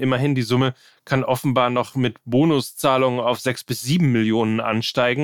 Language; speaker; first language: German; native; German